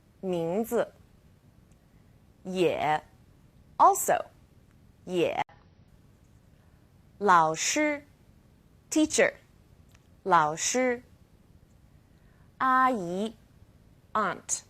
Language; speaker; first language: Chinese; non-native, fluent; English